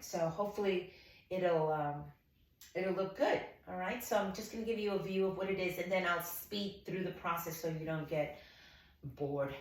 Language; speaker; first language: English; native; English